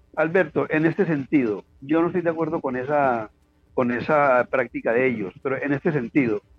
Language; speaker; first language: Spanish; native; Spanish